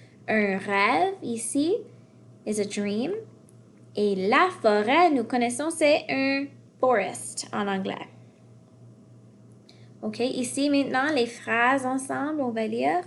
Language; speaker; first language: French; non-native, fluent; English